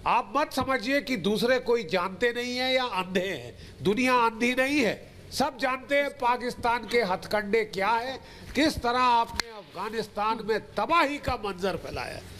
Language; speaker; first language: Hindi; native; Hindi